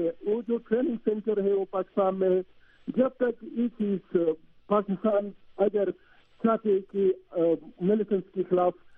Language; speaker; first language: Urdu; non-native, learner; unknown